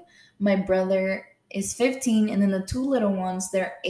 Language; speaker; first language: English; non-native, fluent; Spanish